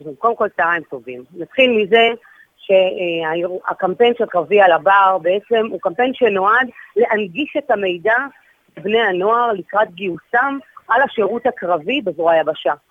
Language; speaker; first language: Hebrew; native; Hebrew